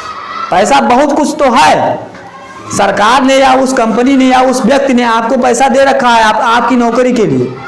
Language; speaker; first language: Hindi; native; Hindi